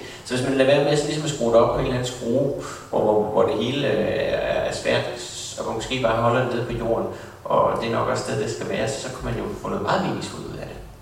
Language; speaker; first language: Danish; native; Danish